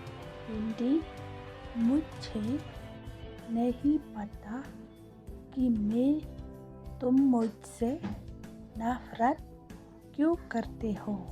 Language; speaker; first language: Hindi; non-native, local second language; Khasi